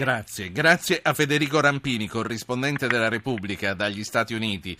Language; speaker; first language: Italian; native; Italian